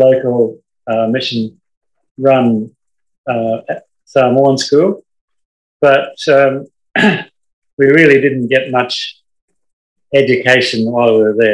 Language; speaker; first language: English; native; English